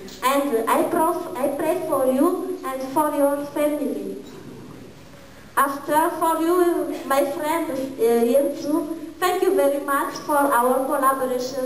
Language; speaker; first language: English; non-native, learner; Malagasy